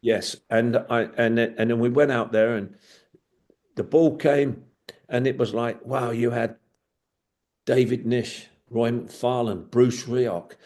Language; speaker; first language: English; native; English